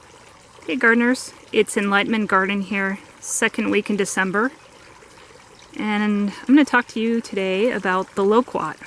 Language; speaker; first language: English; native; English